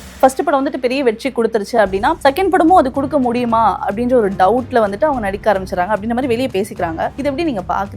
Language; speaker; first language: Tamil; native; Tamil